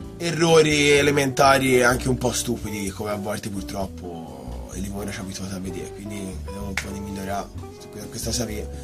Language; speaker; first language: Italian; native; Italian